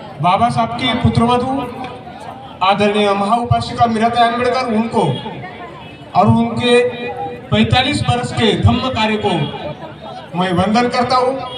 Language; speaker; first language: Hindi; native; Hindi